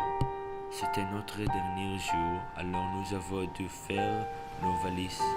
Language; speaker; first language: French; non-native, learner; English